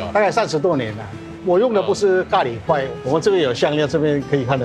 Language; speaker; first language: Chinese; non-native, fluent; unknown